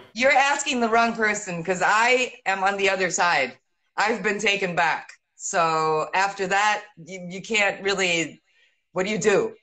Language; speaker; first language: English; early bilingual, heritage; English